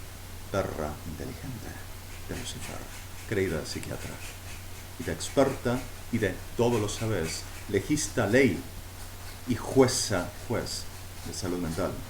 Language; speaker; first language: Spanish; native; Spanish